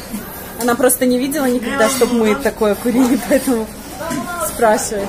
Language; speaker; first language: Russian; native; Russian